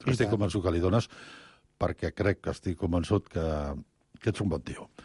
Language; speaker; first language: Catalan; native; Catalan